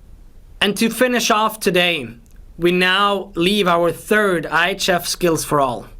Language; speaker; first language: English; non-native, fluent; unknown